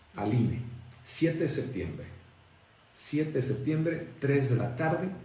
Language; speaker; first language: Spanish; native; Spanish